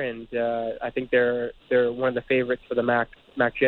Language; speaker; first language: English; native; English